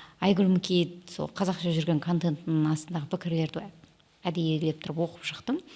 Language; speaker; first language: Kazakh; native; Kazakh